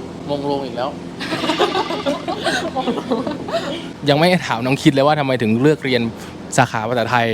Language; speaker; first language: Thai; native; Thai